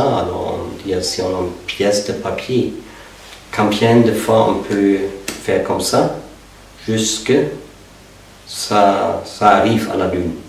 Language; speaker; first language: French; non-native, fluent; German